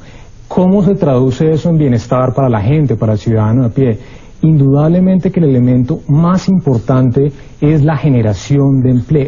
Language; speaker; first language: Spanish; native; Spanish